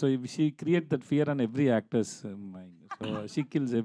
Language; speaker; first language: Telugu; non-native, learner; Tamil